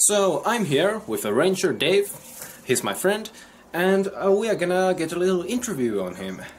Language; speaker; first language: English; non-native, fluent; Finnish